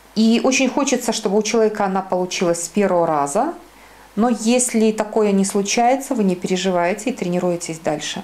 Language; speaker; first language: Russian; native; Russian